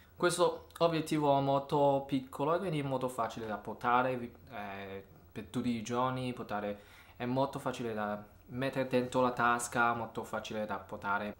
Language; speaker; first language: Italian; non-native, learner; English